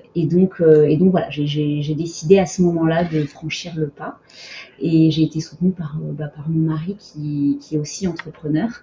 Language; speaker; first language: French; native; French